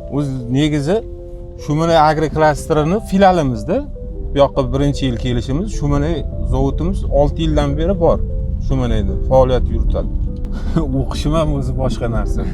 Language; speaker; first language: Uzbek; native; Uzbek